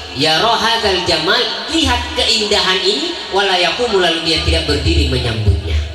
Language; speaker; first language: Indonesian; non-native, local second language; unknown